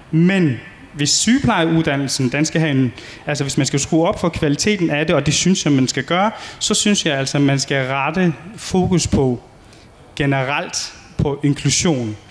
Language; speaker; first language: Danish; early bilingual, other home language; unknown